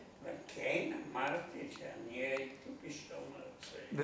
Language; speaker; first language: Hebrew; non-native, learner; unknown